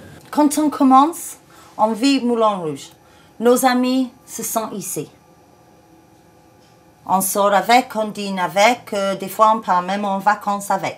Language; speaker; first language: French; non-native, fluent; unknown